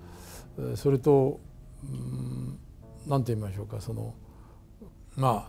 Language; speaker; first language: Japanese; native; Japanese